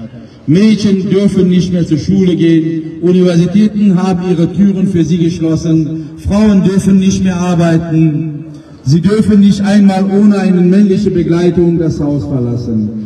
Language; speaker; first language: German; non-native, fluent; Pashto